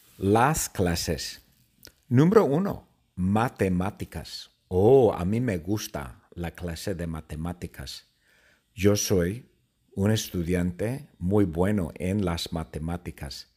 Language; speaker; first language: Spanish; non-native, fluent; English